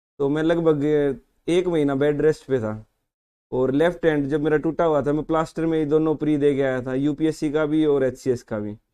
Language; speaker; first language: Hindi; native; Hindi